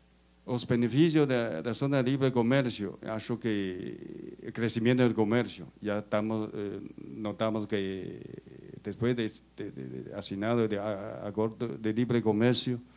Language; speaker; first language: Portuguese; non-native, learner; Chinese